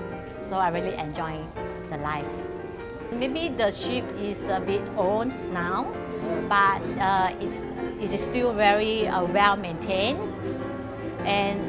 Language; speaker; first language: English; non-native, fluent; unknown